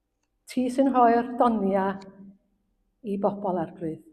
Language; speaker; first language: Welsh; native; Welsh